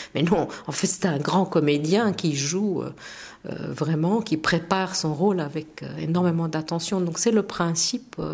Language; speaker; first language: French; non-native, fluent; Romanian